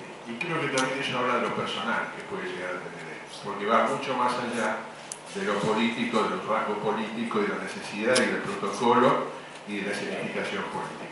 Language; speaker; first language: Spanish; native; Spanish